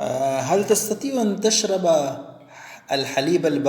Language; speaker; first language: Arabic; non-native, fluent; Urdu